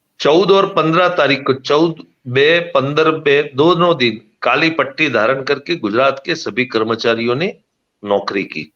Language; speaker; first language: Hindi; non-native, local second language; Gujarati